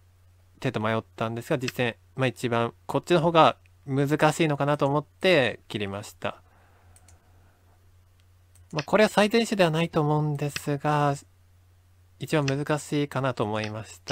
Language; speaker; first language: Japanese; native; Japanese